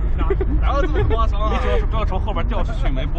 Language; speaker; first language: Chinese; native; Chinese